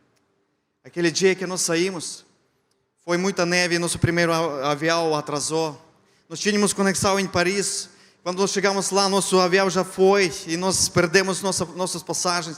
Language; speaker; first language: Portuguese; non-native, fluent; Ukrainian